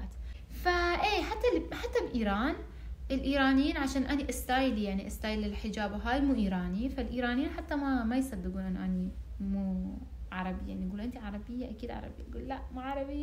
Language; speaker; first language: Arabic; non-native, fluent; Persian